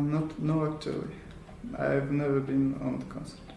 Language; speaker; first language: English; non-native, learner; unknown